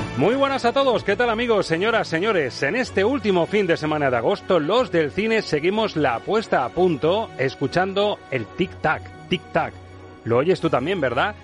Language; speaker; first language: Spanish; native; Spanish